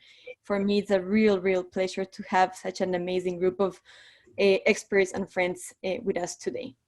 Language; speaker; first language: English; non-native, fluent; Spanish